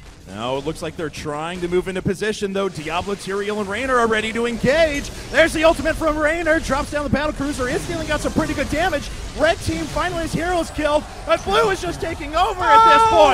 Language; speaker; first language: English; native; English